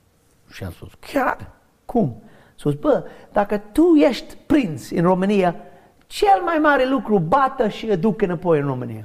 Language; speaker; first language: Romanian; non-native, learner; English